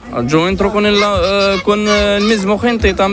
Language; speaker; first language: Spanish; non-native, learner; Arabic